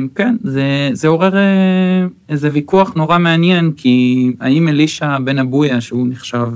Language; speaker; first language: Hebrew; native; Hebrew